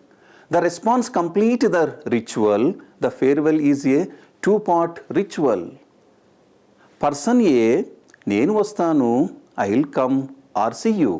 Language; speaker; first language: English; non-native, local second language; Telugu